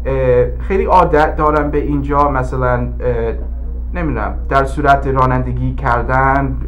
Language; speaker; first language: Persian; early bilingual, heritage; English